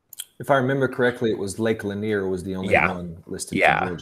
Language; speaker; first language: English; native; English